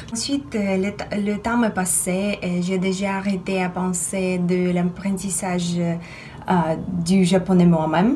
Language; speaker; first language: French; non-native, fluent; Russian